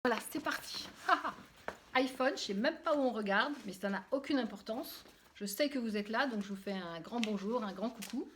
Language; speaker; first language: French; native; French